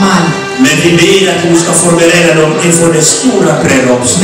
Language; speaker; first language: Swedish; non-native, learner; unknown